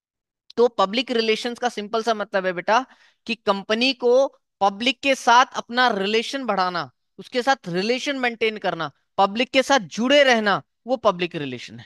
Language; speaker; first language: Hindi; native; Hindi